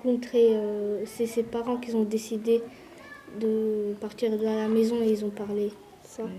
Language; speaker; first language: French; early bilingual, other home language; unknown